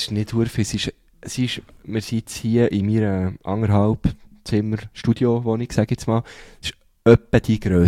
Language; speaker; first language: German; native; German